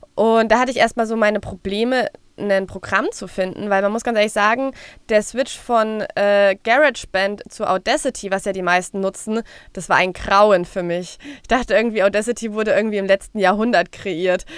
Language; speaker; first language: German; native; German